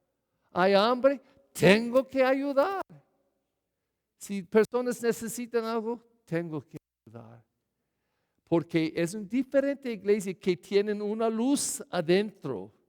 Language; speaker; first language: Spanish; non-native, fluent; English